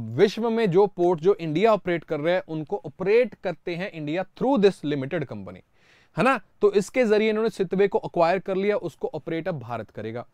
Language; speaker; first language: Hindi; non-native, local second language; Punjabi